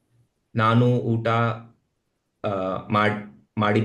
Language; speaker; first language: Kannada; non-native, learner; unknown